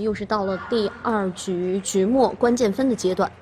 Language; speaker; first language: Chinese; native; Chinese